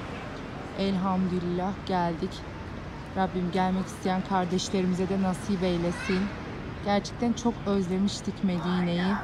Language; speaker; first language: Turkish; native; Turkish